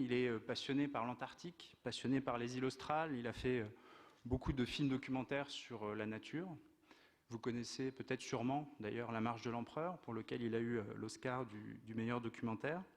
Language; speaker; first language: French; native; French